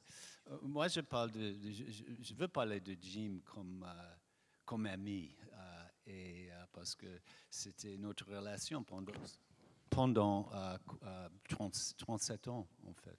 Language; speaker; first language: French; non-native, fluent; English